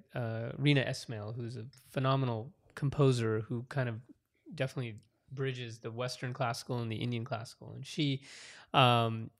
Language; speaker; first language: English; early bilingual, other home language; Hindi